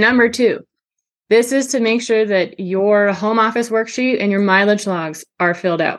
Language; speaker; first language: English; native; English